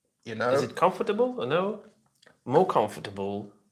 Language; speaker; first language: English; non-native, learner; Russian